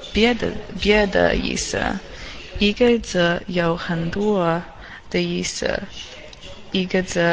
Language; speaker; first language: Chinese; non-native, learner; English